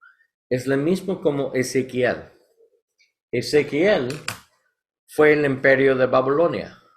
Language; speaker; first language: Spanish; non-native, learner; English